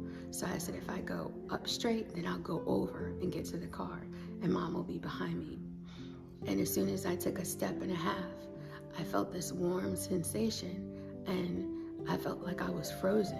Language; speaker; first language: English; native; English